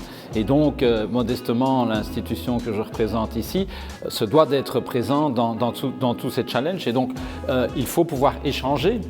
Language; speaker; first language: French; native; French